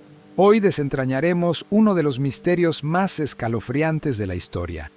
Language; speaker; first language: Spanish; native; Spanish